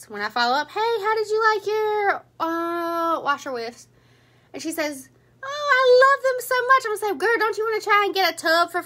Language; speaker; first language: English; native; English